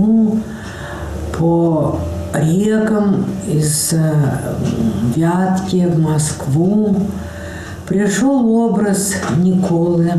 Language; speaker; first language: Russian; native; Russian